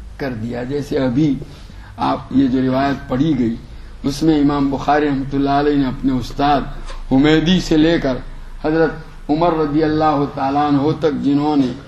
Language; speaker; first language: Urdu; non-native, local second language; Gujarati